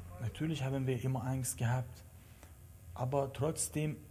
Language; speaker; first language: German; non-native, learner; Persian